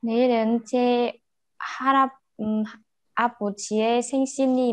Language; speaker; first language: Korean; non-native, learner; Vietnamese